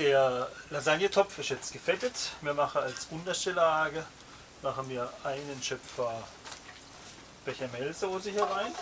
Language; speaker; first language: German; native; German